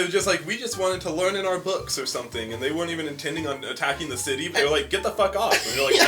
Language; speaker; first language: English; native; English